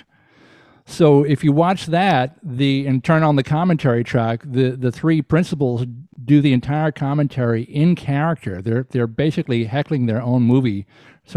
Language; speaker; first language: English; native; English